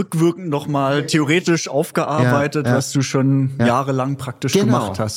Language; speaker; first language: German; native; German